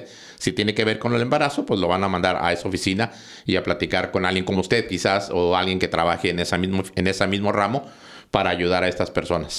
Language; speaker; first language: Spanish; native; Spanish